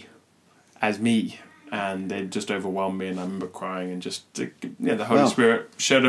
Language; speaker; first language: English; native; English